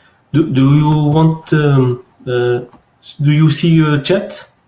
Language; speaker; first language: English; non-native, learner; French